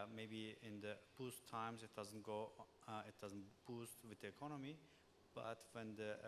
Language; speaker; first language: English; non-native, fluent; Turkish